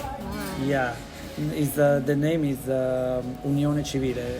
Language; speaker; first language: English; non-native, learner; Italian